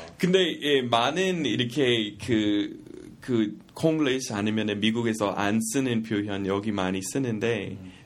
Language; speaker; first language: Korean; non-native, fluent; English